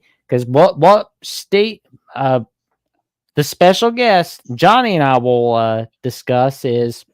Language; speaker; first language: English; native; English